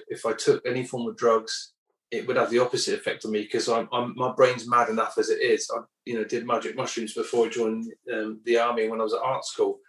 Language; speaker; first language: English; native; English